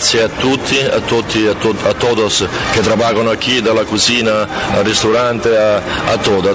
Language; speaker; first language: Spanish; non-native, learner; Italian